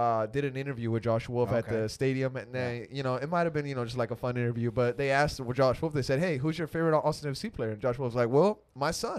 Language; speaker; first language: English; early bilingual, other home language; Spanish